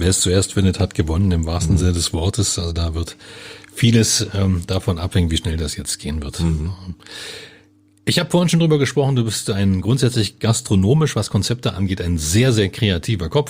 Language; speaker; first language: German; native; German